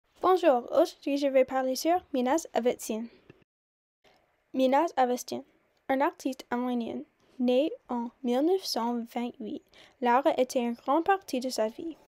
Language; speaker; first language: French; non-native, learner; English